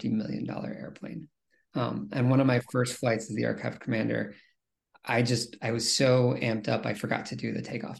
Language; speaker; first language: English; native; English